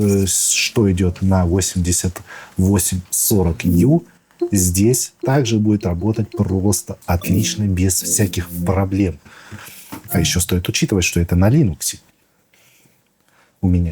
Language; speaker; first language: Russian; native; Russian